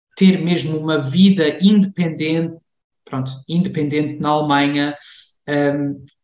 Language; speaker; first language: Portuguese; early bilingual, heritage; German